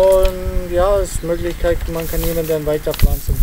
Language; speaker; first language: German; non-native, learner; Italian